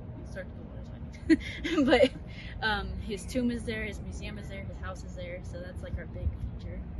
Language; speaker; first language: English; native; English